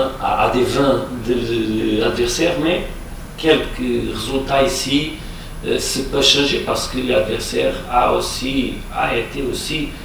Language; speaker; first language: French; non-native, fluent; Portuguese